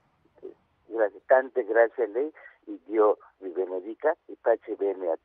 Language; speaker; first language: Italian; non-native, fluent; Spanish